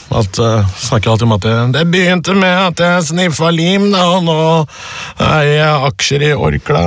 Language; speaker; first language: Norwegian; early bilingual, other home language; Urdu